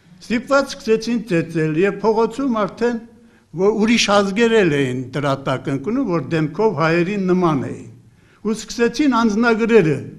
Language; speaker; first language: Armenian; early bilingual, heritage; Armenian